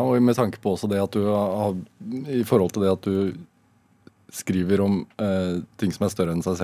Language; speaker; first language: Norwegian; native; Norwegian